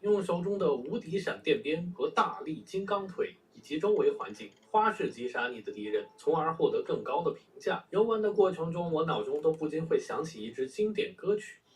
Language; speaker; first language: Chinese; native; Chinese